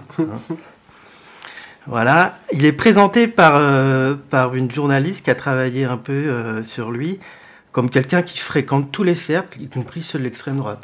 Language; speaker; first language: French; native; French